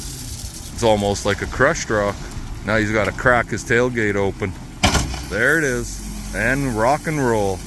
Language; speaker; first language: English; native; English